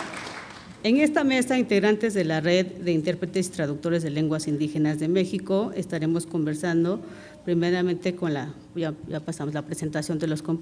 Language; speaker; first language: Spanish; non-native, local second language; Mixtepec Mixtec